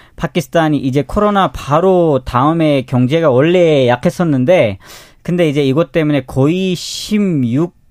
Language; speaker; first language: Korean; non-native, fluent; Urdu